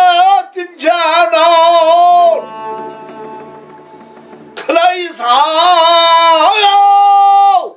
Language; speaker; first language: Hebrew; non-native, learner; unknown